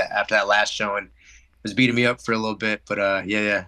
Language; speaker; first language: English; native; English